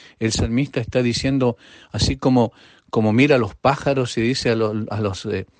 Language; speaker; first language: Spanish; native; Spanish